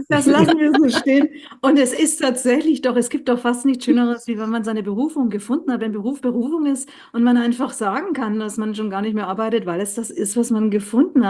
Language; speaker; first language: German; native; German